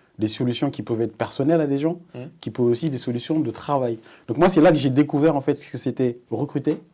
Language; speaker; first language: French; early bilingual, other home language; Wolof